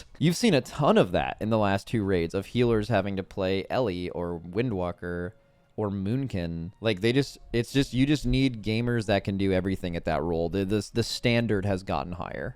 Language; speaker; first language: English; native; English